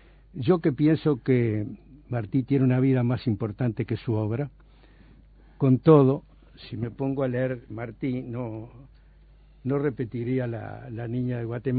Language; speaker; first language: Spanish; native; Spanish